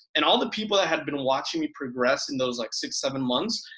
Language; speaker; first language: English; early bilingual, other home language; Spanish